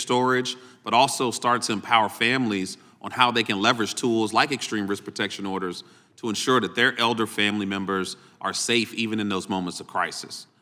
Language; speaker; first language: English; native; English